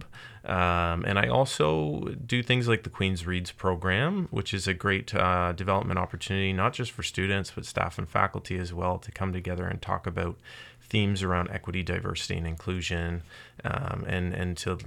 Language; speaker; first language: English; native; English